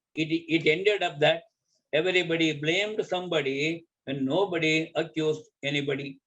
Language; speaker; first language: English; non-native, local second language; Kannada